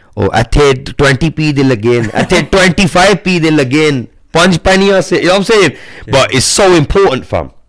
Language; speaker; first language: English; native; English